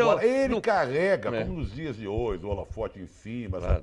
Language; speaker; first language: Portuguese; native; Portuguese